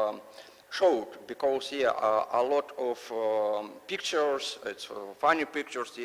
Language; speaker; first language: English; non-native, learner; Russian